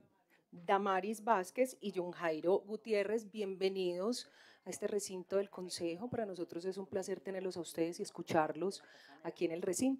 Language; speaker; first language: Spanish; native; Spanish